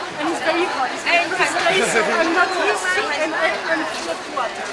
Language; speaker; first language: English; non-native, learner; Polish